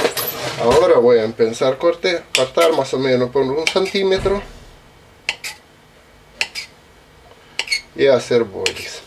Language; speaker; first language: Spanish; non-native, learner; Russian